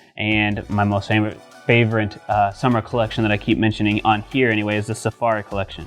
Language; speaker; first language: English; native; English